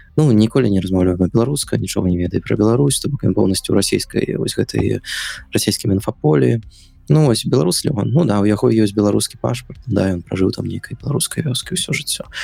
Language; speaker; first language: Belarusian; non-native, local second language; Russian